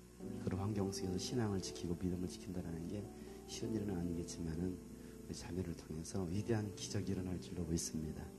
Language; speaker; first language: Korean; native; Korean